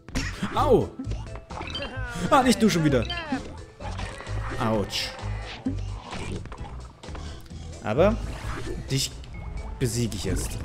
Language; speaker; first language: German; native; German